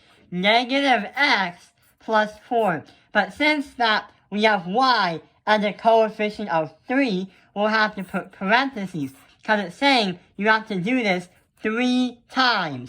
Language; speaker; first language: English; native; English